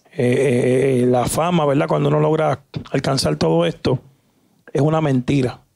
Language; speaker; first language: Spanish; native; Spanish